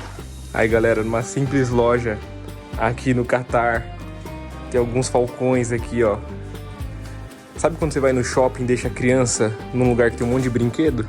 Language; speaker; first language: Portuguese; native; Portuguese